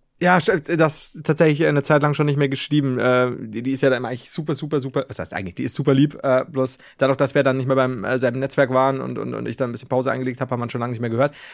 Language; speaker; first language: German; native; German